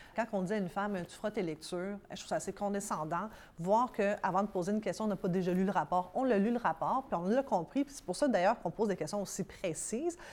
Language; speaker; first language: French; early bilingual, other home language; Arabic